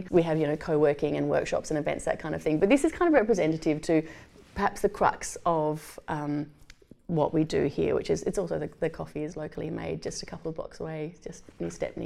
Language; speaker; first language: English; native; English